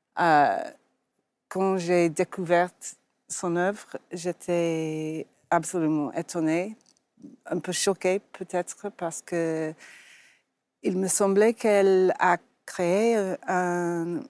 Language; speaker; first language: French; non-native, fluent; English